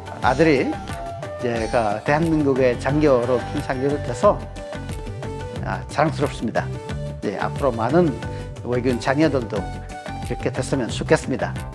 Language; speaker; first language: Korean; non-native, fluent; Bangla